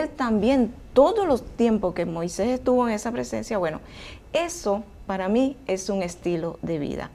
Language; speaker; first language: Spanish; native; Spanish